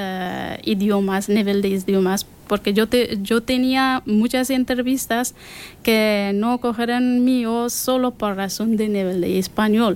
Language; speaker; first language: Spanish; non-native, learner; Persian